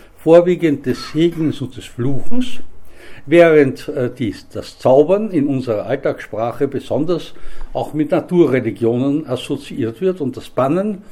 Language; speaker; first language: German; native; German